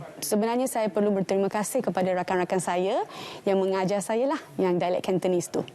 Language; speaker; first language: Malay; non-native, local second language; Tamil